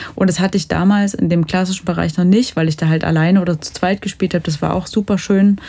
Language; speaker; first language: German; native; German